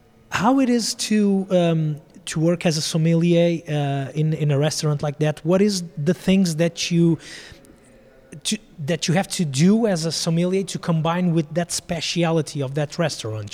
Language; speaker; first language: English; non-native, fluent; Portuguese